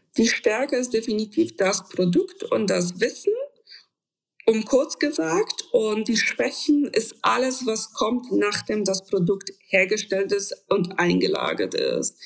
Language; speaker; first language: German; non-native, fluent; Polish